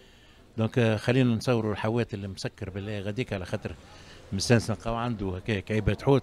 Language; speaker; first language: Arabic; native; Arabic